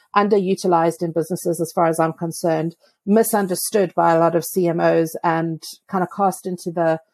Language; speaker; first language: English; native; English